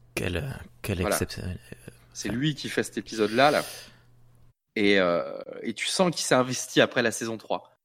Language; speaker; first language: French; native; French